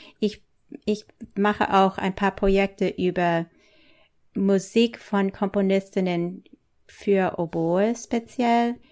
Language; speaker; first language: German; non-native, fluent; English